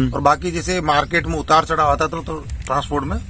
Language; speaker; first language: Hindi; native; Hindi